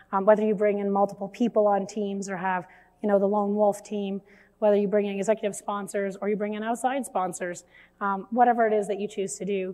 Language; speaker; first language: English; native; English